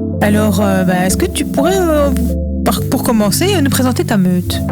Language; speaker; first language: French; native; French